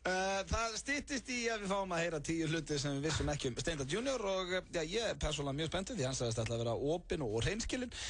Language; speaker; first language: Icelandic; native; Icelandic